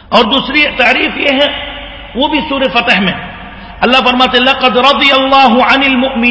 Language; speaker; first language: Urdu; native; Urdu